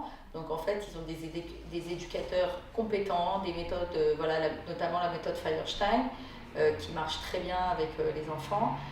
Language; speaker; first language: French; native; French